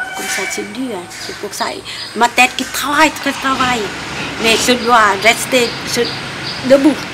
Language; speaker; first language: French; non-native, local second language; Vietnamese